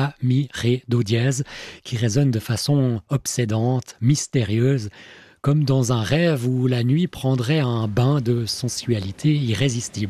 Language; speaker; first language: French; native; French